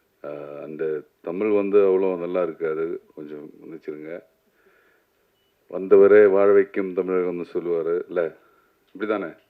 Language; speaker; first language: Tamil; non-native, learner; Malayalam